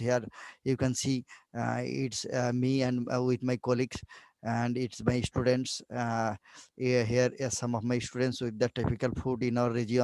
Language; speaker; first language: English; non-native, learner; Bangla